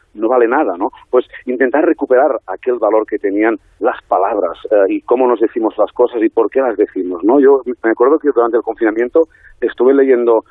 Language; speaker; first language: Spanish; native; Spanish